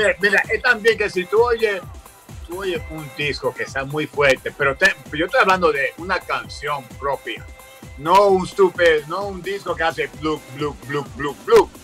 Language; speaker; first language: Spanish; early bilingual, heritage; Spanish